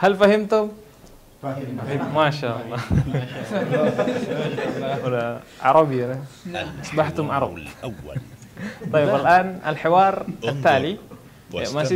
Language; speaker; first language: Arabic; non-native, fluent; Indonesian